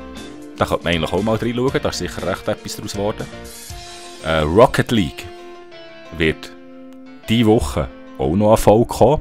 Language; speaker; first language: German; native; German